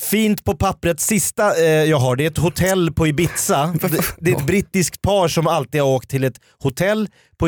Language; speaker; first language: Swedish; native; Swedish